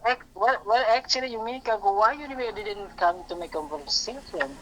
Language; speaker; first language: English; non-native, learner; Indonesian